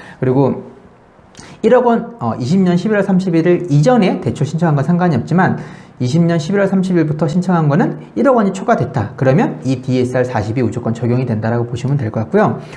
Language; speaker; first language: Korean; native; Korean